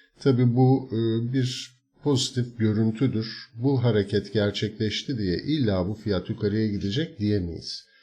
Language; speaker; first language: Turkish; native; Turkish